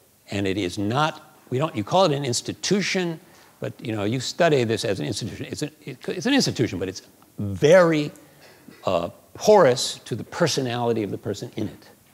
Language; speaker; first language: English; native; English